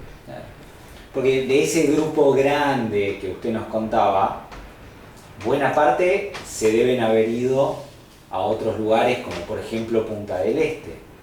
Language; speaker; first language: Spanish; native; Spanish